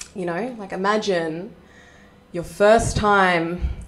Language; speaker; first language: English; native; English